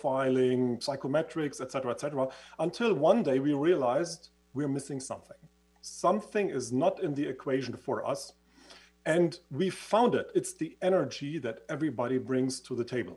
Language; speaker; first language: English; non-native, fluent; German